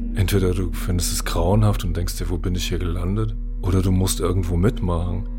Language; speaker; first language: German; native; German